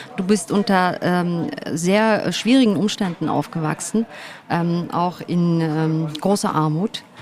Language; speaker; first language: German; early bilingual, other home language; Turkish